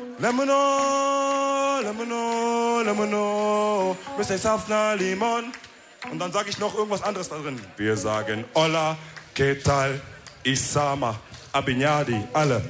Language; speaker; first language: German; early bilingual, other home language; Wolof